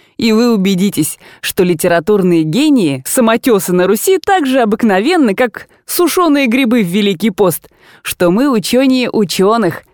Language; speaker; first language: Russian; native; Russian